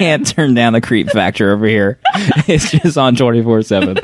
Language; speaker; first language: English; native; English